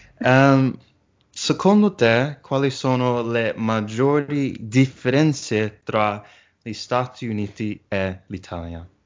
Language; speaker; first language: Italian; non-native, learner; English